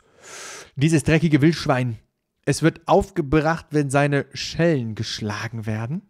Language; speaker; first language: German; native; German